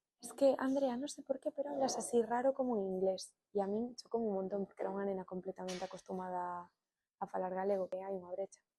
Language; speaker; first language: Galician; non-native, local second language; Spanish